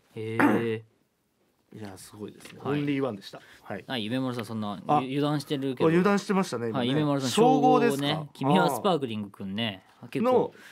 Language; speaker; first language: Japanese; native; Japanese